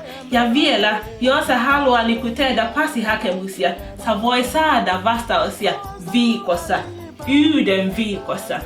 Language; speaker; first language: Finnish; non-native, learner; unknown